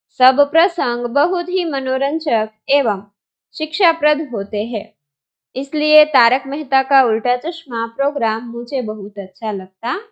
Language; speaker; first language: Hindi; non-native, local second language; Gujarati